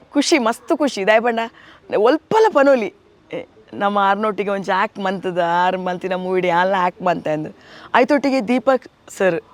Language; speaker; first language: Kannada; native; Kannada